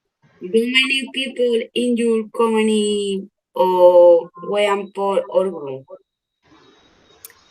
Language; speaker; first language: English; non-native, learner; Spanish